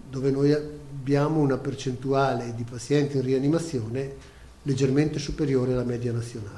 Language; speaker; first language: Italian; native; Italian